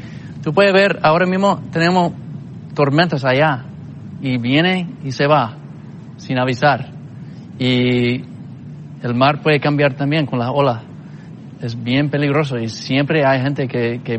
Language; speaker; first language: Spanish; non-native, fluent; English